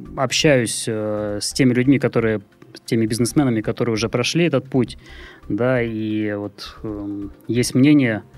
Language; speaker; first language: Russian; native; Russian